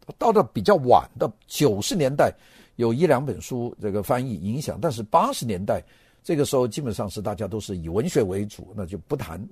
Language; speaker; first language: Chinese; native; Chinese